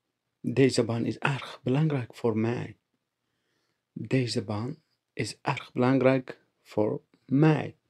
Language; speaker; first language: Dutch; non-native, learner; Turkish